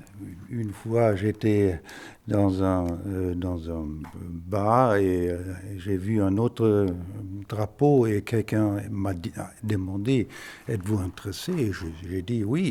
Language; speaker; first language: French; non-native, fluent; German